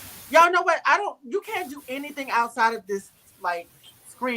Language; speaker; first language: English; native; English